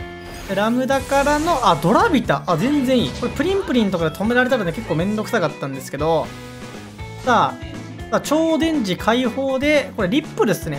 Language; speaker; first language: Japanese; native; Japanese